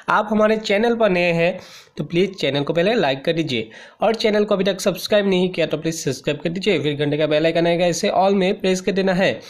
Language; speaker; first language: Hindi; native; Hindi